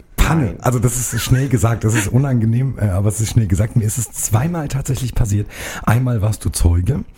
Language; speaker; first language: German; native; German